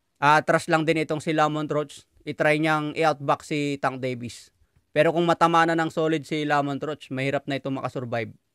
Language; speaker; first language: Filipino; native; Filipino